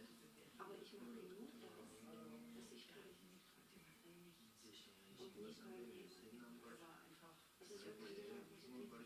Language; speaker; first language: German; non-native, learner; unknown